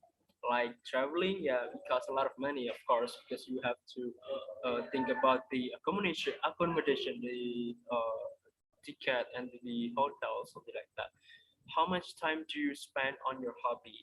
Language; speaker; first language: English; non-native, fluent; Indonesian